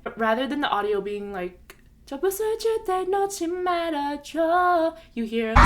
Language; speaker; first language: English; native; English